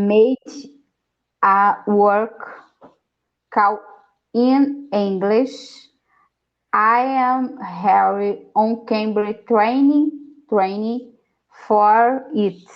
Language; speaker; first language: English; non-native, learner; Portuguese